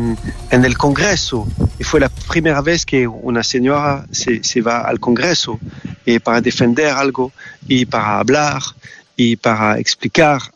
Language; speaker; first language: Spanish; non-native, fluent; French